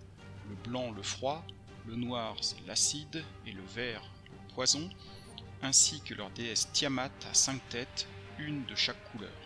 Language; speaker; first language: French; native; French